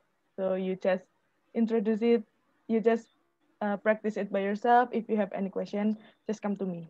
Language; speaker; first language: English; non-native, fluent; Indonesian